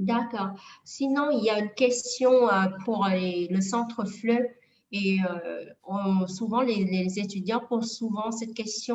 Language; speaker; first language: French; non-native, fluent; Vietnamese